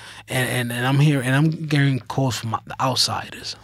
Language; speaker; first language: English; early bilingual, other home language; Spanish